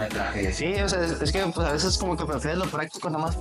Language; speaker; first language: Spanish; native; Spanish